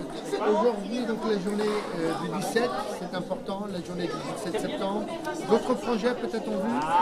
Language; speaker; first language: French; native; French